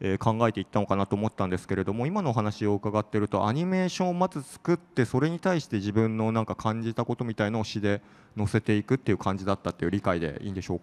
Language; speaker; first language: Japanese; native; Japanese